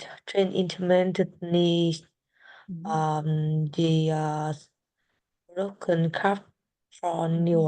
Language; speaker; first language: English; non-native, learner; Vietnamese